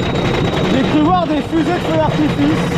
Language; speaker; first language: French; native; French